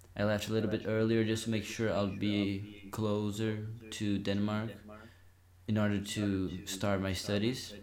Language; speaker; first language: English; non-native, fluent; Portuguese